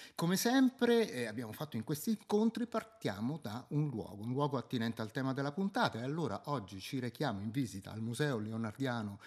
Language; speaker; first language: Italian; native; Italian